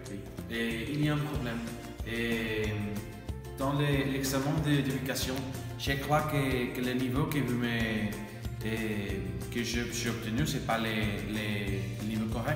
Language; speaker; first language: French; non-native, learner; Spanish